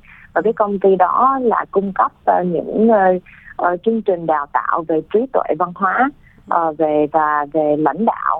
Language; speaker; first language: Vietnamese; early bilingual, heritage; Vietnamese